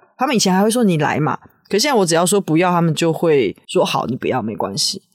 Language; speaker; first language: Chinese; native; Chinese